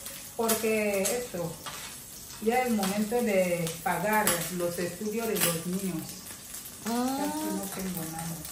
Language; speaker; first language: Spanish; non-native, learner; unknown